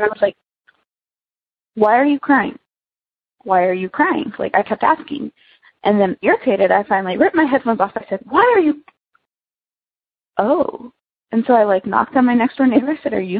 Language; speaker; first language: English; native; English